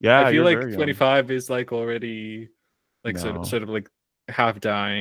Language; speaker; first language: English; non-native, fluent; Croatian